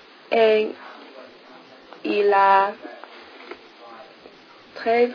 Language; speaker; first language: French; non-native, learner; English